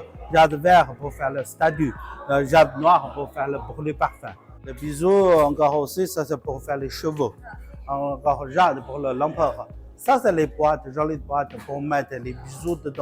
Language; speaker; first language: French; non-native, learner; Chinese